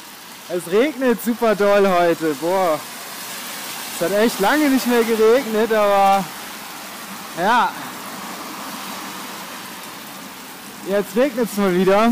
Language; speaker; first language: German; native; German